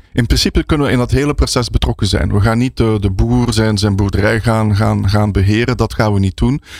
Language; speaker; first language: Dutch; native; Dutch